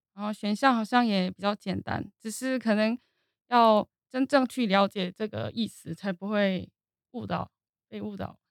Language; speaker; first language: Chinese; non-native, fluent; Korean